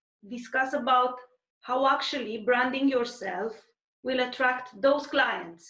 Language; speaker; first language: English; non-native, fluent; Romanian